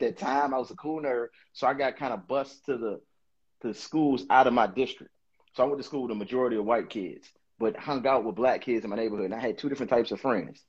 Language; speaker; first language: English; native; English